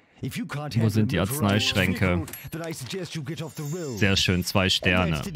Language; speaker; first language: German; native; German